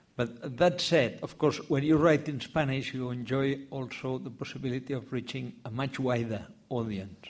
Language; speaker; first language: English; non-native, fluent; Spanish